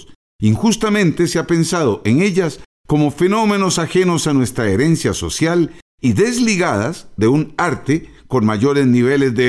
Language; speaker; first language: Spanish; native; Spanish